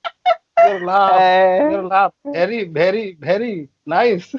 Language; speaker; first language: English; non-native, learner; Bangla